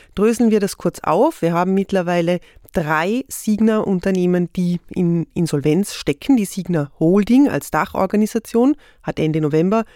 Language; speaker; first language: German; native; German